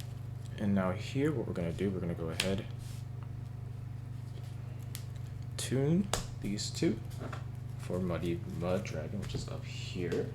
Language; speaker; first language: English; native; English